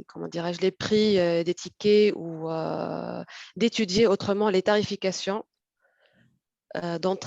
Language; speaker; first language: French; non-native, fluent; Arabic